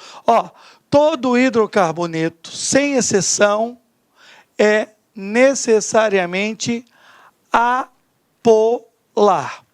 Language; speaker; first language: Portuguese; native; Portuguese